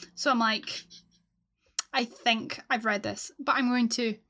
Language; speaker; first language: English; native; English